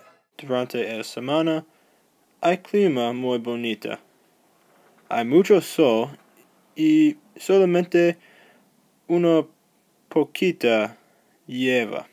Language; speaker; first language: Spanish; non-native, learner; English